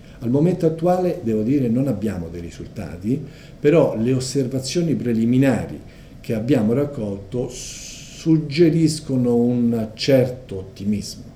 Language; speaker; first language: Italian; native; Italian